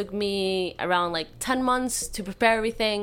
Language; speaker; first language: English; non-native, fluent; Spanish